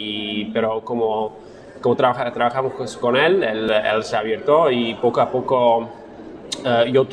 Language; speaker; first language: Spanish; non-native, fluent; Slovak